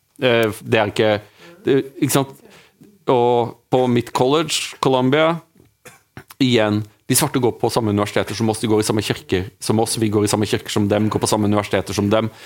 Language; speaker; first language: Norwegian; native; Norwegian